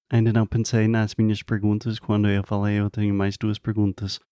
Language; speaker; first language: Portuguese; non-native, fluent; English